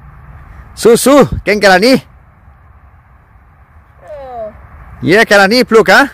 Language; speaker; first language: Thai; non-native, learner; Greek